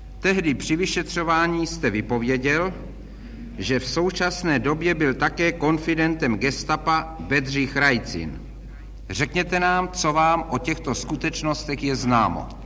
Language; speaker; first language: Czech; native; Czech